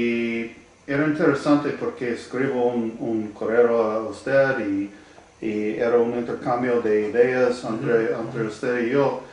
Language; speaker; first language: Spanish; non-native, learner; English